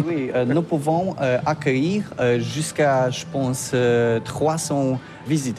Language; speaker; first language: French; non-native, learner; Polish